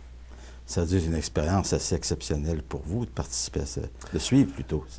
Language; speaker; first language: French; native; French